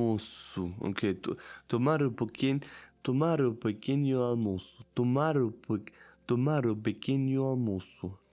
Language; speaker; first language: Portuguese; non-native, learner; German